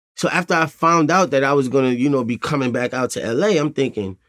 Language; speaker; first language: English; native; English